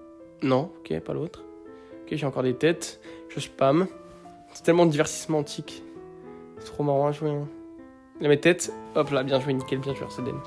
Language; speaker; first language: French; native; French